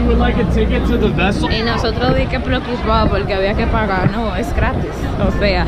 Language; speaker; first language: Spanish; native; Spanish